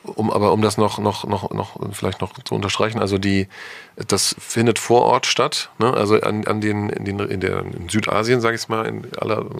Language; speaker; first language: German; native; German